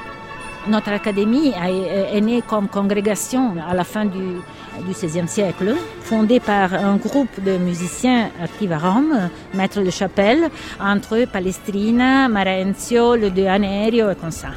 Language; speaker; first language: French; non-native, fluent; Italian